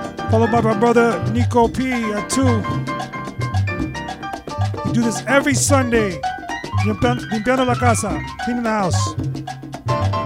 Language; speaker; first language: English; early bilingual, other home language; Spanish